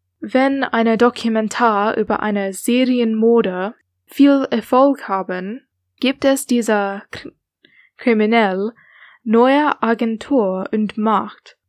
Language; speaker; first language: German; non-native, learner; English